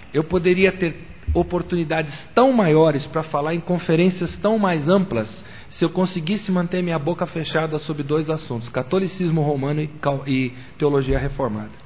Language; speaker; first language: Portuguese; native; Portuguese